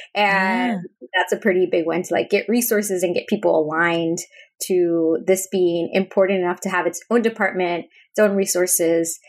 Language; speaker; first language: English; early bilingual, other home language; Spanish